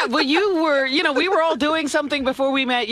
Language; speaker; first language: English; native; English